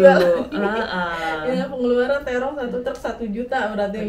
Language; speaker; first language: Indonesian; native; Indonesian